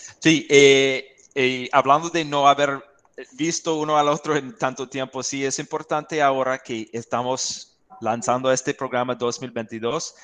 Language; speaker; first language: Spanish; non-native, fluent; English